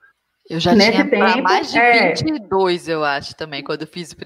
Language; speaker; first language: Portuguese; native; Portuguese